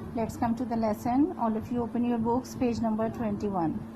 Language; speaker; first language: English; non-native, local second language; Urdu